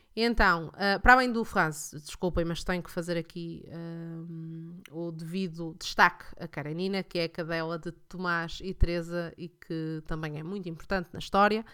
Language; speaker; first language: Portuguese; native; Portuguese